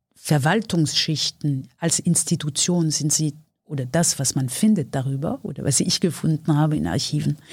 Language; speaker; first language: German; non-native, fluent; French